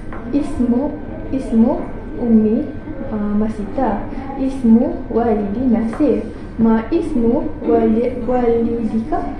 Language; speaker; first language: Arabic; non-native, learner; Malay